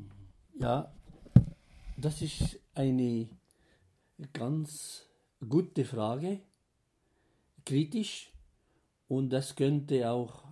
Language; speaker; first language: German; non-native, fluent; Arabic